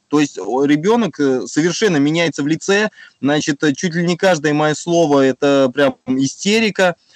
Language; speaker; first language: Russian; native; Russian